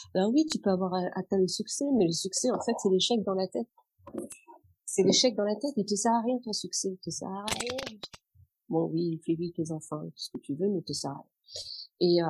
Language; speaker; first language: French; non-native, local second language; Arabic